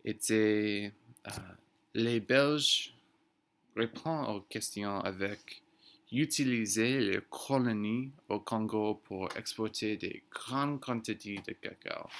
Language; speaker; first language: French; non-native, learner; English